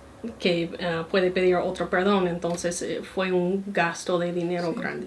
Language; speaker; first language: Spanish; non-native, fluent; English